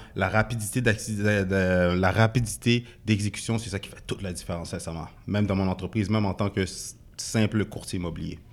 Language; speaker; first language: French; native; French